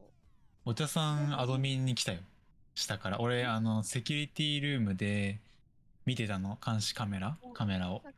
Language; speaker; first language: Japanese; native; Japanese